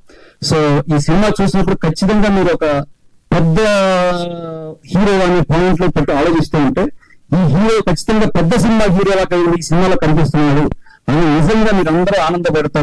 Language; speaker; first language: Telugu; native; Telugu